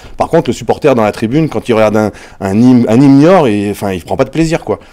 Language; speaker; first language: French; native; French